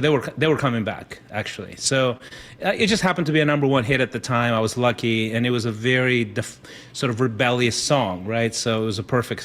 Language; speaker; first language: English; non-native, fluent; Spanish